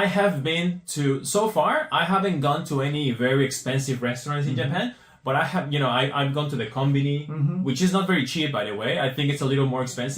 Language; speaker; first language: English; non-native, fluent; Spanish